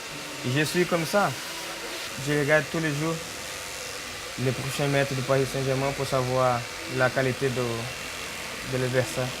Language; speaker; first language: French; non-native, learner; Portuguese